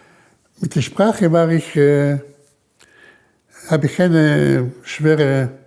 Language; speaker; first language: German; early bilingual, heritage; German